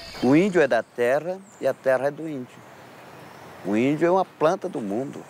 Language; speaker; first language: Portuguese; non-native, local second language; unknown